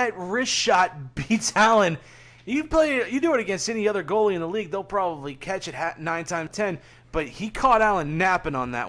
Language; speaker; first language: English; native; English